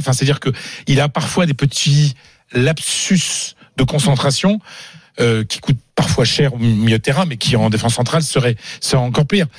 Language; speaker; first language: French; native; French